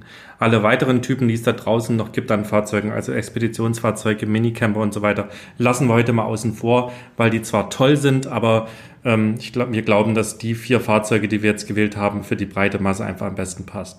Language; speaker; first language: German; native; German